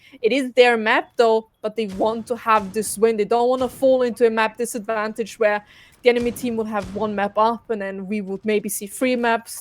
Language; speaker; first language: English; non-native, fluent; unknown